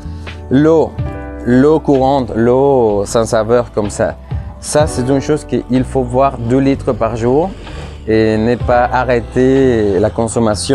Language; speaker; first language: French; non-native, fluent; Spanish